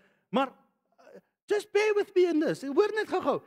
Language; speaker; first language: English; non-native, local second language; Afrikaans